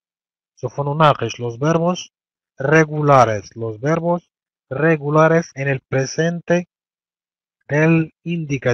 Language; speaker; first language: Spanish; non-native, fluent; Arabic